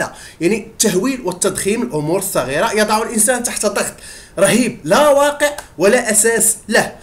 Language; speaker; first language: Arabic; native; Arabic